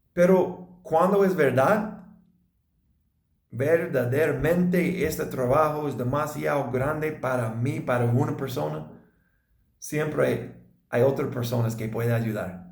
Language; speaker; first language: Spanish; non-native, learner; English